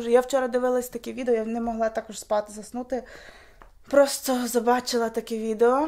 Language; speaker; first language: Polish; non-native, learner; Ukrainian